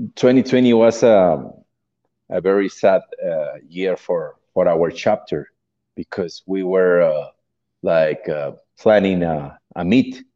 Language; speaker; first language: English; non-native, learner; Spanish